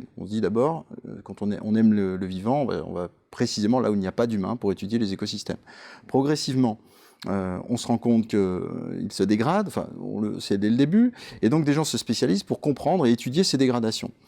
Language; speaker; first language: French; native; French